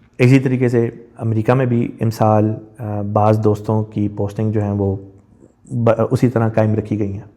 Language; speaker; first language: Urdu; native; Urdu